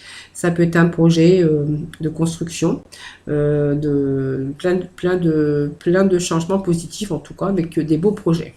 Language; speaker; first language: French; native; French